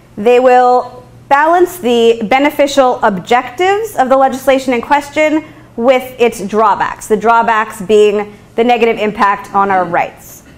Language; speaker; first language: English; native; English